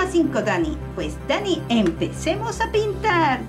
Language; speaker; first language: Spanish; native; Spanish